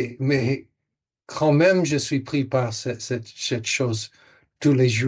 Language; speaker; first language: French; non-native, fluent; English